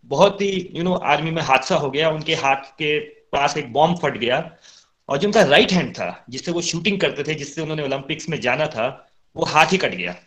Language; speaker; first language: Hindi; native; Hindi